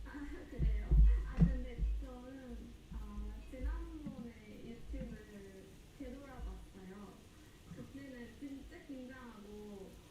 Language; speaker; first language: Korean; non-native, fluent; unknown